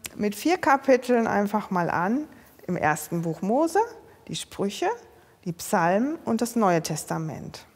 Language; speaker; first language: German; native; German